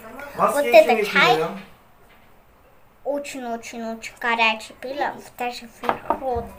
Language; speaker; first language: Russian; early bilingual, heritage; Russian